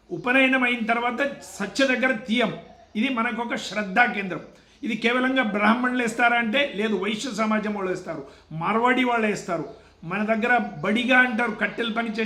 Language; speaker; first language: Telugu; non-native, local second language; Kannada